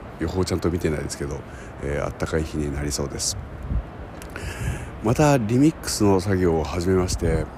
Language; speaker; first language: Japanese; native; Japanese